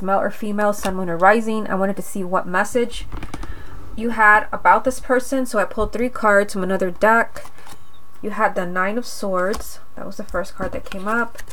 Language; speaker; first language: English; native; English